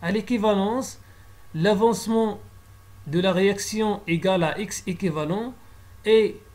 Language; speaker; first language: French; non-native, local second language; Arabic